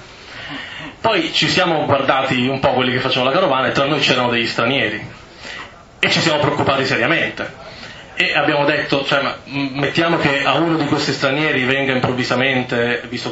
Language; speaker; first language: Italian; native; Italian